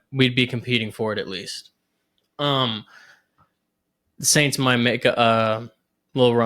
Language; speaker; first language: English; native; English